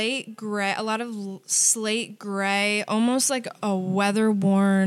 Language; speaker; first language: English; native; English